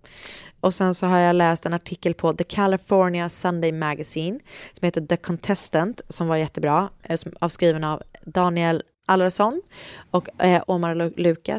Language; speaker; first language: Swedish; native; Swedish